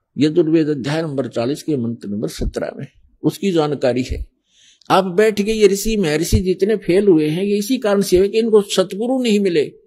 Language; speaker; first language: Hindi; native; Hindi